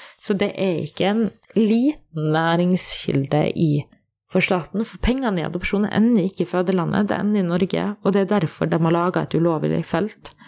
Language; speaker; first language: Norwegian; native; Norwegian